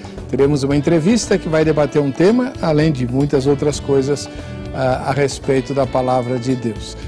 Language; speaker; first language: Portuguese; native; Portuguese